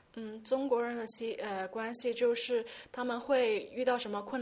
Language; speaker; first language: Chinese; early bilingual, heritage; Chinese